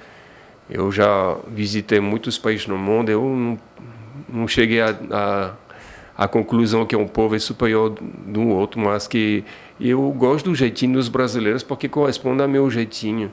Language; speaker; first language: Portuguese; non-native, fluent; French